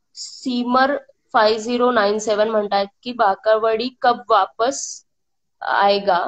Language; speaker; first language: Hindi; non-native, local second language; Marathi